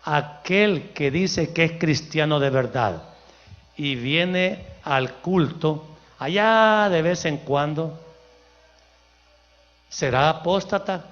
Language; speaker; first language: Spanish; native; Spanish